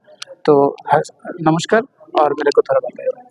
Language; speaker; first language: Hindi; non-native, fluent; Bangla